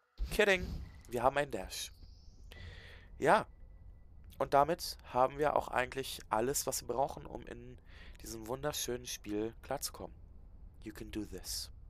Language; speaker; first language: German; native; German